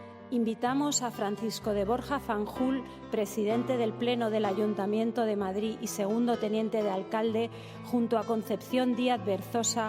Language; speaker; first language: Spanish; native; Spanish